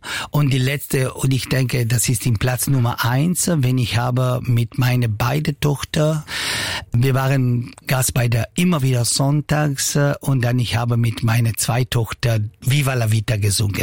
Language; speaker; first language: German; non-native, local second language; Italian